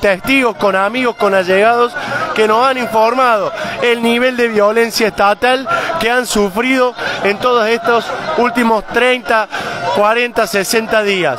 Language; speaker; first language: Spanish; native; Spanish